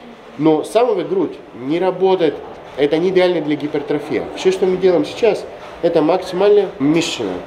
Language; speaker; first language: Russian; non-native, fluent; Greek